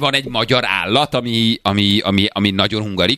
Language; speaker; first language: Hungarian; native; Hungarian